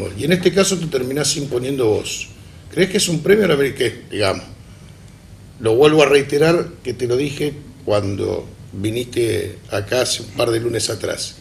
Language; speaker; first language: Spanish; native; Spanish